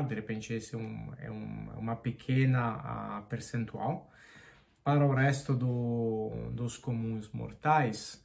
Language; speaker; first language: Portuguese; non-native, fluent; Spanish